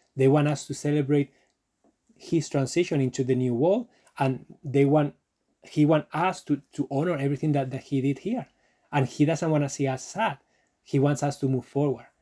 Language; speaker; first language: English; non-native, fluent; Spanish